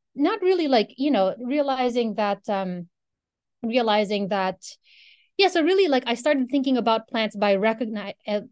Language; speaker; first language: English; non-native, local second language; Filipino